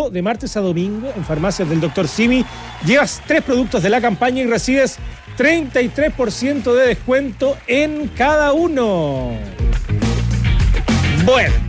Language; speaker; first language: Spanish; native; Spanish